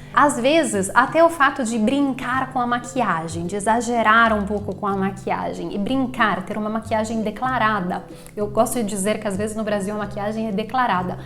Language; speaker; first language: Portuguese; non-native, fluent; Italian